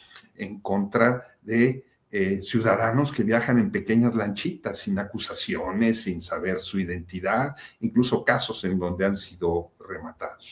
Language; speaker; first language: Spanish; native; Spanish